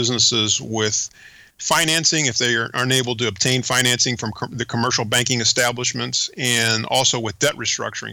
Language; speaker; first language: English; early bilingual, other home language; Spanish